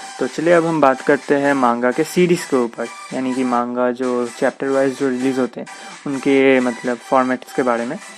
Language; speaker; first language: Hindi; non-native, local second language; Bangla